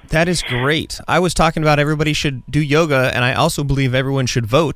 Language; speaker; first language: English; native; English